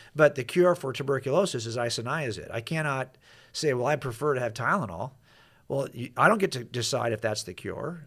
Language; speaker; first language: English; native; English